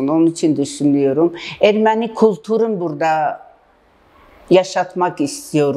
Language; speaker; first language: Turkish; non-native, learner; Armenian